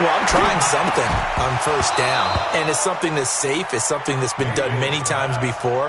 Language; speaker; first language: English; native; English